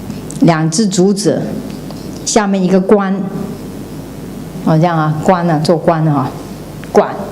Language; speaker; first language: Chinese; native; Chinese